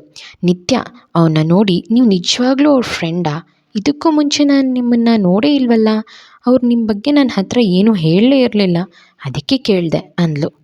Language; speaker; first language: Kannada; native; Kannada